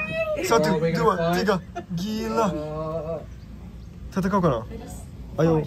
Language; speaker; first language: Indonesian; non-native, learner; Japanese